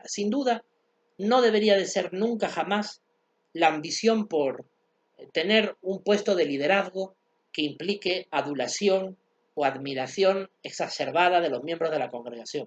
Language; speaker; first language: Spanish; native; Spanish